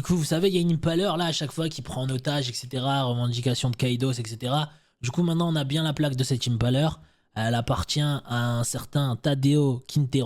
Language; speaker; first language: French; native; French